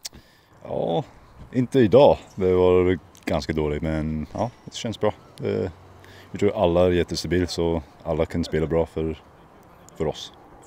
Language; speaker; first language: Swedish; non-native, fluent; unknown